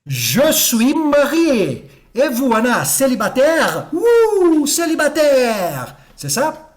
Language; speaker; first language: French; non-native, fluent; Portuguese